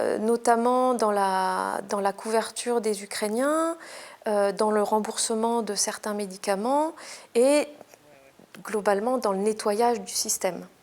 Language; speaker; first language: French; native; French